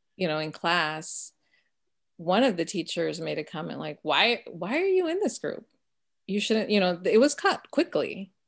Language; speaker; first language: English; early bilingual, other home language; Spanish